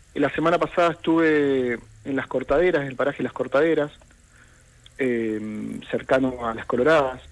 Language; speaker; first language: Spanish; native; Spanish